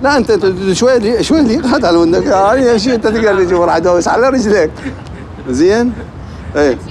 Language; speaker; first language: Arabic; native; Arabic